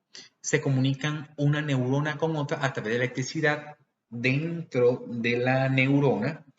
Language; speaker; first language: Spanish; native; Spanish